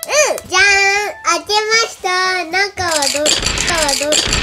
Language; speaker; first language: Japanese; native; Japanese